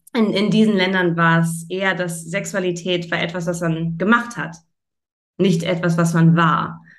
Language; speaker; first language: German; early bilingual, heritage; German